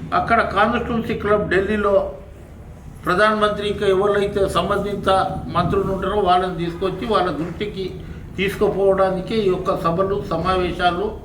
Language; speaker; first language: Telugu; non-native, local second language; Lambadi